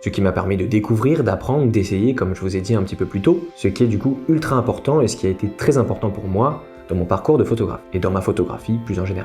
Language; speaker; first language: French; native; French